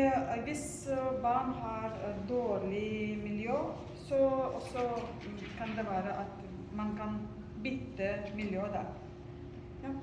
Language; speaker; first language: Norwegian; non-native, learner; Chechen